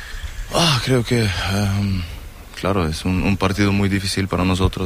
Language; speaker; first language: Spanish; non-native, learner; German